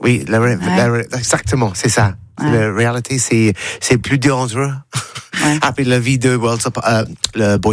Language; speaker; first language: French; non-native, learner; English